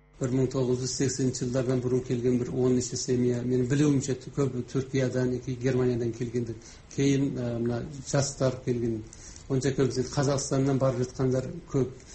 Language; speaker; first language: Kazakh; native; Kazakh